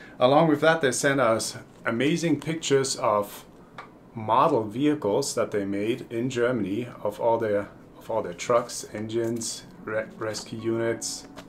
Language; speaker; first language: English; non-native, fluent; German